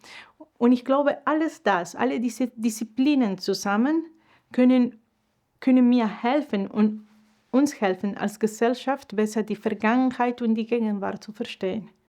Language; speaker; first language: German; non-native, fluent; Spanish